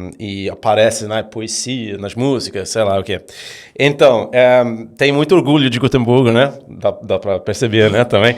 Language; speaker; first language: Portuguese; non-native, fluent; Swedish